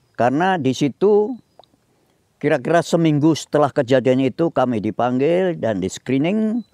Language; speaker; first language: Indonesian; native; Indonesian